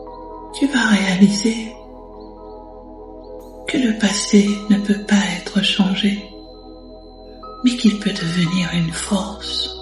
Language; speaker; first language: French; native; French